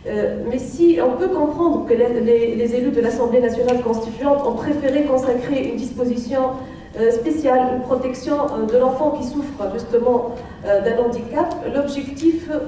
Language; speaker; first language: French; non-native, local second language; Arabic